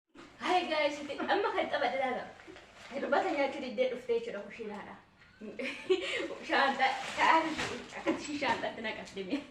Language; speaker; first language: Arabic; non-native, learner; Oromo